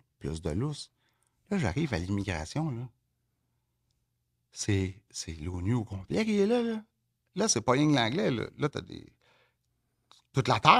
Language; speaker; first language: French; native; French